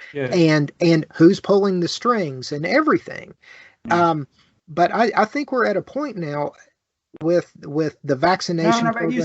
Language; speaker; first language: English; native; English